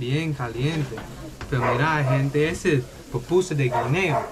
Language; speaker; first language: Spanish; non-native, learner; English